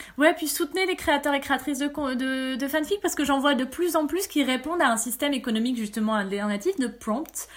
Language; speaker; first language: French; early bilingual, other home language; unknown